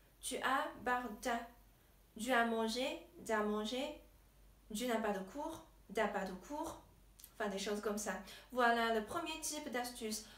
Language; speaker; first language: French; non-native, fluent; Chinese